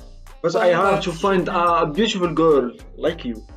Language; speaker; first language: English; non-native, learner; Arabic